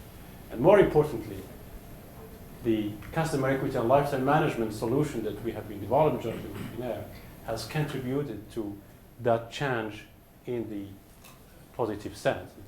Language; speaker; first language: English; non-native, fluent; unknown